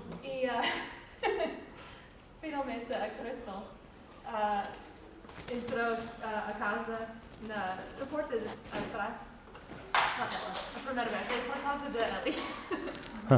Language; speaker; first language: Portuguese; non-native, learner; English